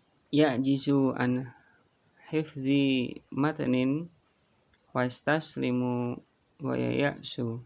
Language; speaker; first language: Arabic; non-native, fluent; Indonesian